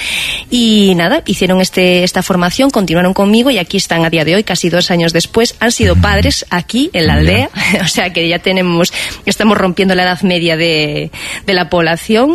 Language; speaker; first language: Spanish; native; Spanish